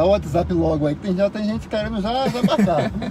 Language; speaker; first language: Portuguese; native; Portuguese